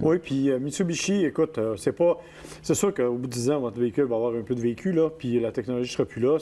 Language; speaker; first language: French; native; French